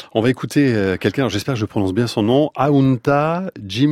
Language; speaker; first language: French; native; French